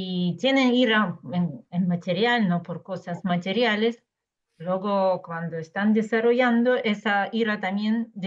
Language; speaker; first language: Spanish; non-native, fluent; Russian